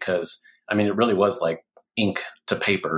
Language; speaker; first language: English; native; English